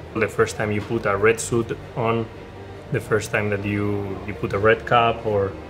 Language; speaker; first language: English; non-native, fluent; Spanish